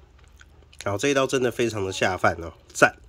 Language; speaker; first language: Chinese; native; Chinese